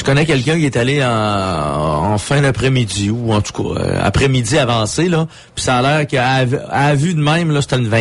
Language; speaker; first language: French; native; French